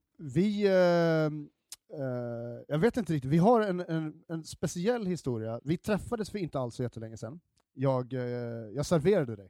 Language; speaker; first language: Swedish; native; Swedish